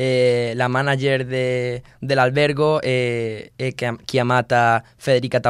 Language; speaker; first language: Italian; non-native, learner; Spanish